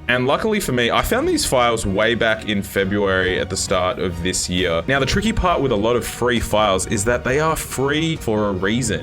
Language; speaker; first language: English; native; English